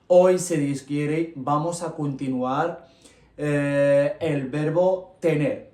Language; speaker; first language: Spanish; non-native, local second language; Arabic